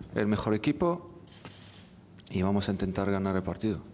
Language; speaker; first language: Spanish; non-native, fluent; French